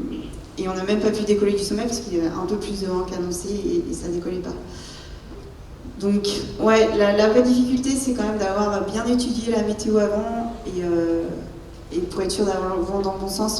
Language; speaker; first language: French; native; French